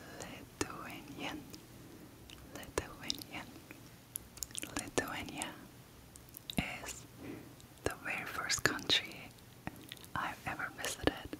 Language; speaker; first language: English; non-native, fluent; Turkish